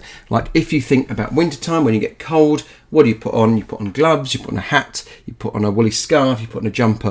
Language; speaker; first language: English; native; English